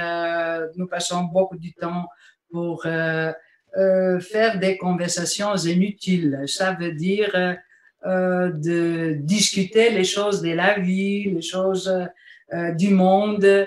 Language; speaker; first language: French; non-native, fluent; Bulgarian